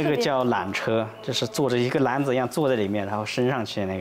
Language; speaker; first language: Chinese; native; Chinese